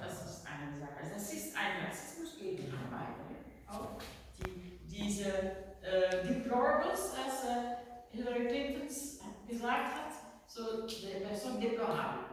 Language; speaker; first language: German; non-native, learner; Dutch